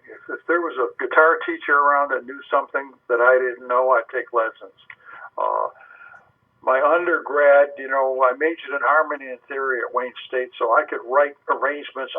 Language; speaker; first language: English; native; English